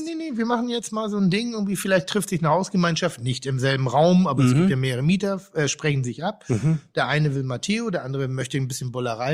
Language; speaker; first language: German; native; German